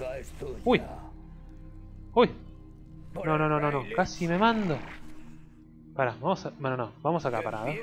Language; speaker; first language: Spanish; native; Spanish